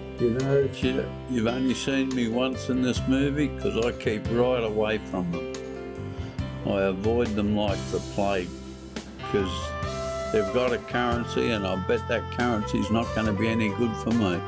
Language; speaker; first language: English; native; English